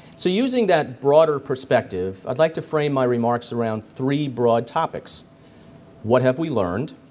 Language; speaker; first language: English; native; English